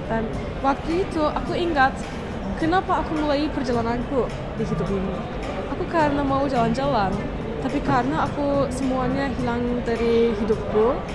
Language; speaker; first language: Indonesian; non-native, fluent; Turkish